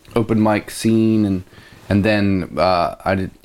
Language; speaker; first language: English; native; English